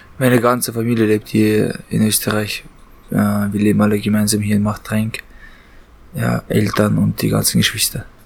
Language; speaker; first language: German; early bilingual, other home language; Chechen